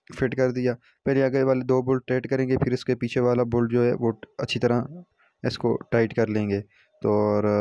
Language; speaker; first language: Urdu; non-native, local second language; Northern Hindko